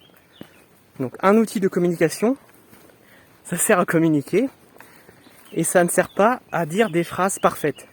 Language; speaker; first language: French; native; French